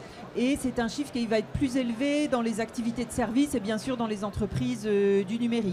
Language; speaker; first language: French; native; French